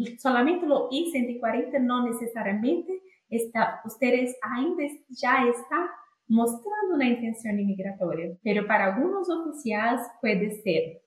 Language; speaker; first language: Spanish; non-native, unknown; Portuguese